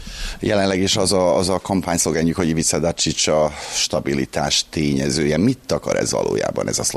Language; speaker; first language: Hungarian; native; Hungarian